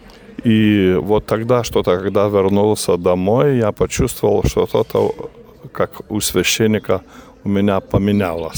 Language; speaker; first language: Russian; non-native, fluent; Lithuanian